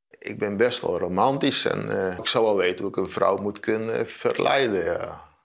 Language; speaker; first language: Dutch; native; Dutch